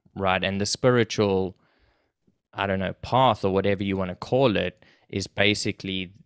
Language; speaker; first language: English; native; English